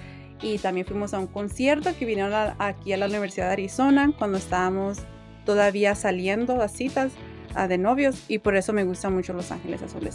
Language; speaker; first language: Spanish; early bilingual, heritage; English